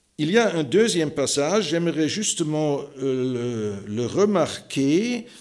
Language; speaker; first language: French; non-native, fluent; German